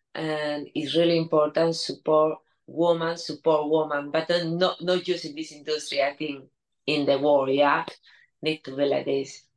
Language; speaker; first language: English; non-native, learner; Spanish